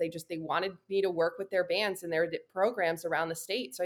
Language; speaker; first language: English; native; English